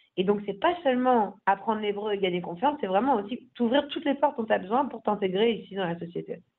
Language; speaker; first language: French; native; French